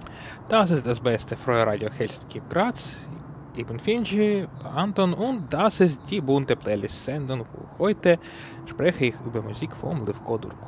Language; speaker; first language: German; non-native, learner; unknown